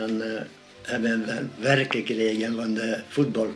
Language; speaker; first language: Dutch; non-native, learner; Hungarian